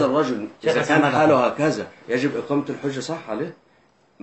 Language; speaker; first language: Arabic; native; Arabic